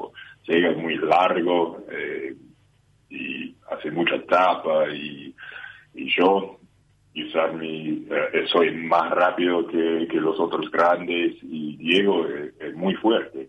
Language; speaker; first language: Spanish; non-native, learner; English